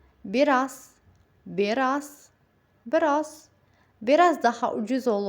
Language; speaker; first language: Turkish; non-native, fluent; Uzbek